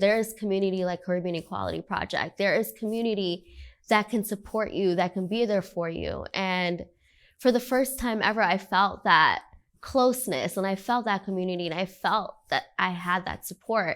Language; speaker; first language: English; early bilingual, other home language; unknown